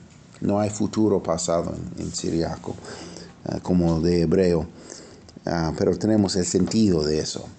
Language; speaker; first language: Spanish; non-native, fluent; English